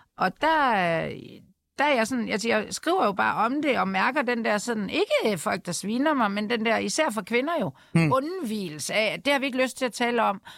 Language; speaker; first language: Danish; native; Danish